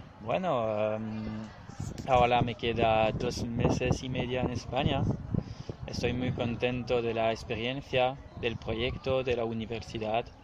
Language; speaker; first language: Spanish; non-native, learner; French